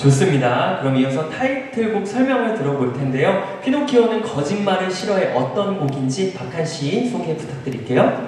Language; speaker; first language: Korean; native; Korean